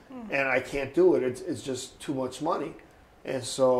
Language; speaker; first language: English; native; English